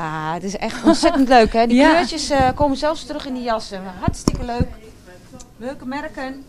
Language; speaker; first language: Dutch; native; Dutch